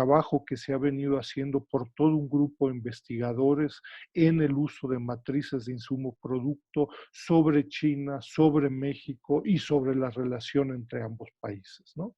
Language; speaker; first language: Spanish; native; Spanish